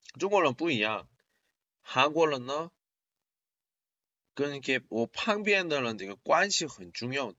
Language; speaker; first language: Chinese; non-native, learner; Korean